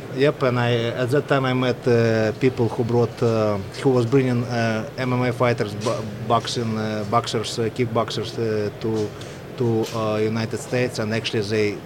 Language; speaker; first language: English; non-native, fluent; Russian